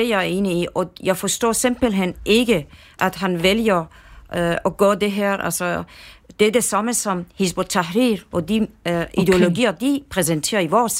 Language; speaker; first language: Danish; non-native, fluent; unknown